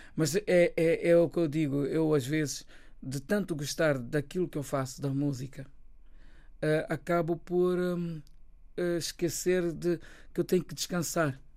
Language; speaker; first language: Portuguese; non-native, local second language; Kabuverdianu